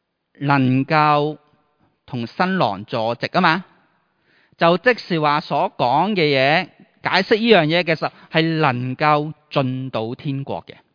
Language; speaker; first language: Chinese; native; Chinese